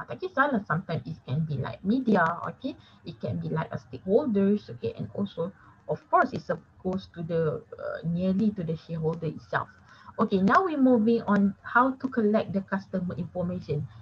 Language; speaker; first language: English; non-native, local second language; Malay